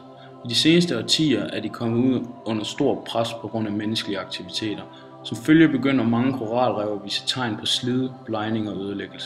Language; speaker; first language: Danish; native; Danish